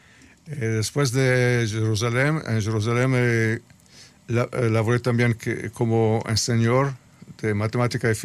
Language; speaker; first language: Spanish; early bilingual, heritage; Spanish